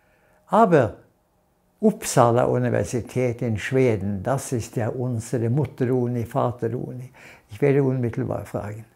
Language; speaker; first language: German; non-native, fluent; Norwegian